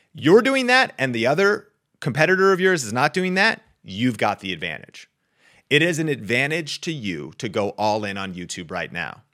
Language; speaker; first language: English; native; English